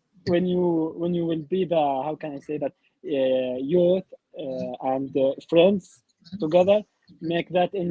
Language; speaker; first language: English; non-native, learner; Arabic